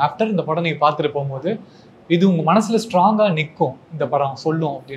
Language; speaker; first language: Tamil; native; Tamil